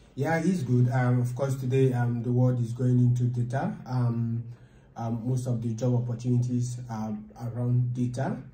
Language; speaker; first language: English; non-native, local second language; Igbo